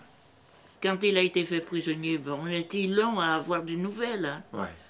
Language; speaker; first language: French; native; French